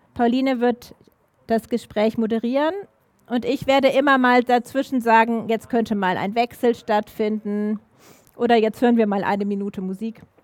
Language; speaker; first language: German; native; German